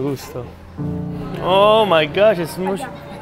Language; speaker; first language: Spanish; non-native, fluent; English